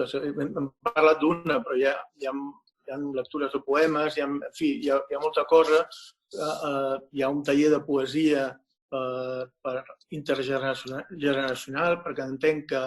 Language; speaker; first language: Catalan; non-native, local second language; Spanish